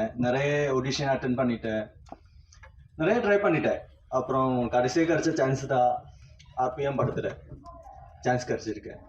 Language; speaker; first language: Tamil; non-native, fluent; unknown